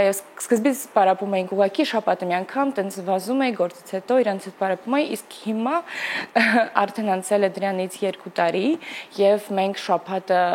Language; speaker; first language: Armenian; early bilingual, heritage; Armenian